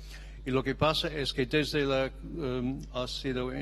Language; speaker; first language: Spanish; non-native, learner; English